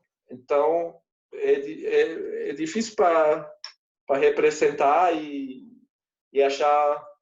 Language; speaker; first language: Portuguese; non-native, fluent; German